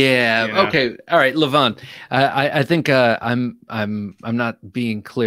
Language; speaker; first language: English; native; English